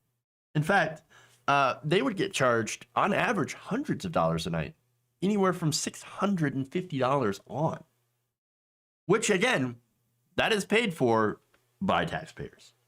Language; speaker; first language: English; native; English